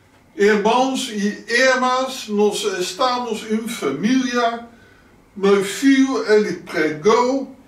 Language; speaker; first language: Portuguese; non-native, learner; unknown